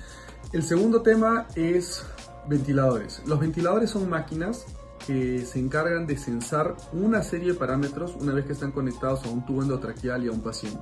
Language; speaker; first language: Spanish; native; Spanish